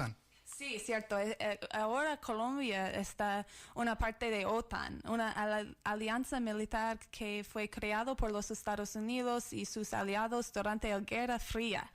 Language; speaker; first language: Spanish; non-native, learner; English